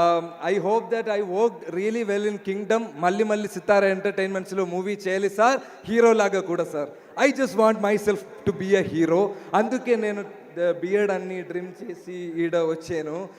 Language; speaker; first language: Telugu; non-native, learner; Malayalam